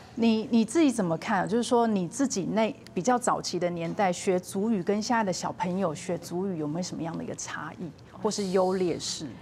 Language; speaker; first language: Chinese; native; Chinese